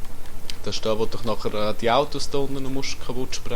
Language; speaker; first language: German; native; German